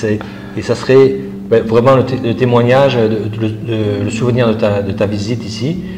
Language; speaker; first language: French; native; French